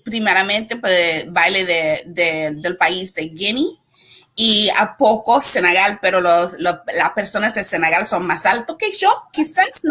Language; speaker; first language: Spanish; non-native, learner; English